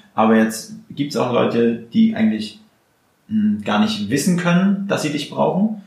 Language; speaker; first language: German; native; German